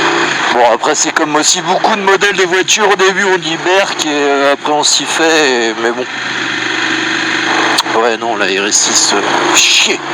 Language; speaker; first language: French; native; French